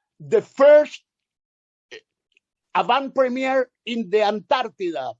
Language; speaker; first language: English; non-native, learner; Spanish